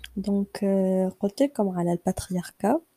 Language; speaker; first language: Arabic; native; Arabic